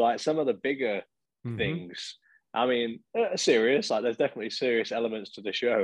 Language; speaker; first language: English; native; English